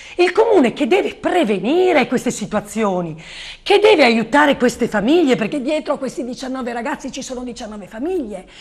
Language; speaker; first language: Italian; native; Italian